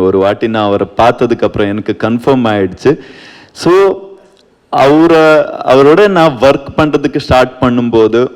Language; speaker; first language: Tamil; non-native, learner; Kannada